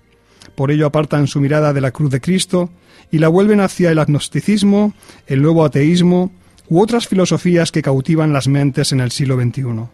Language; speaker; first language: Spanish; native; Spanish